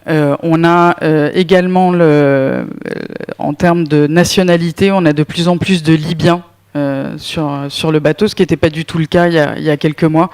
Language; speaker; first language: French; native; French